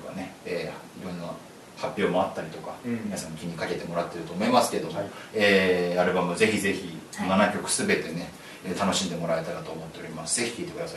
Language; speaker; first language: Japanese; native; Japanese